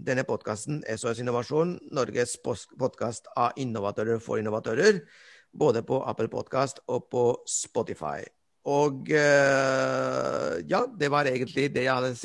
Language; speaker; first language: Norwegian; non-native, fluent; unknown